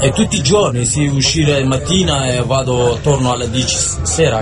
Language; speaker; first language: Italian; non-native, learner; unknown